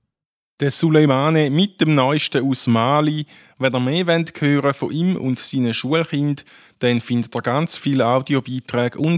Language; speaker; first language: German; native; German